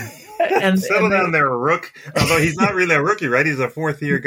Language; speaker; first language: English; native; English